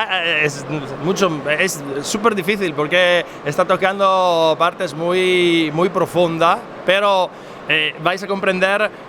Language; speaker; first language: Spanish; non-native, fluent; Italian